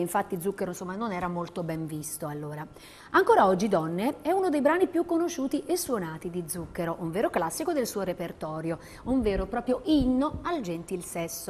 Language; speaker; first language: Italian; native; Italian